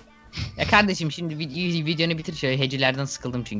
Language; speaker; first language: Turkish; native; Turkish